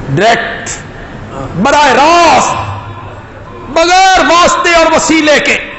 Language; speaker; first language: Urdu; non-native, local second language; Punjabi